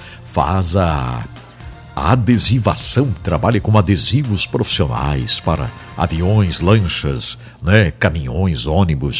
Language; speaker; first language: Portuguese; native; Portuguese